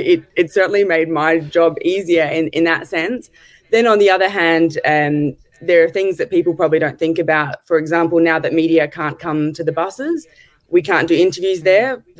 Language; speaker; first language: English; native; English